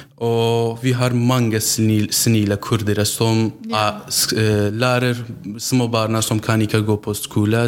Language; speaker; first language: Norwegian; non-native, learner; Central Kurdish